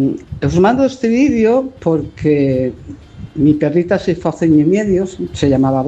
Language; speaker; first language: Spanish; native; Spanish